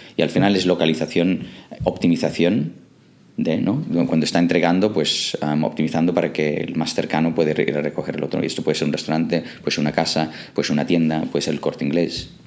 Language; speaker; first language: Spanish; non-native, fluent; English